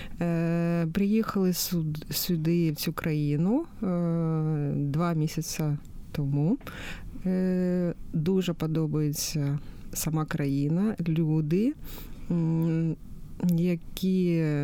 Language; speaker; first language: Ukrainian; native; Ukrainian